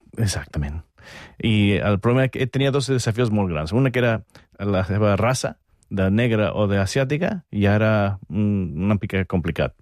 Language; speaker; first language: Catalan; non-native, fluent; English